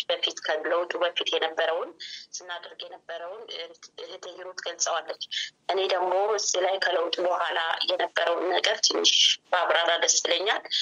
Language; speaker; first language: Amharic; native; Amharic